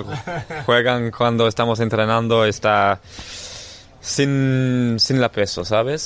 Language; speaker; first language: Spanish; non-native, learner; English